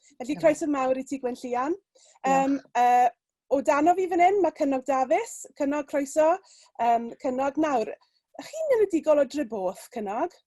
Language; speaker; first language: Welsh; native; Welsh